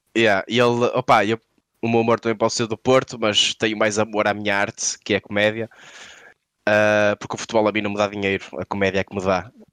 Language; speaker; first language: Portuguese; native; Portuguese